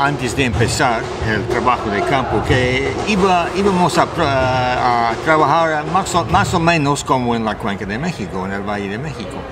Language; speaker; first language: Spanish; non-native, fluent; English